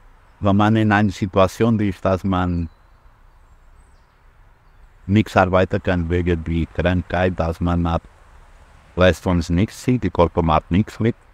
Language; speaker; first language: German; non-native, learner; Portuguese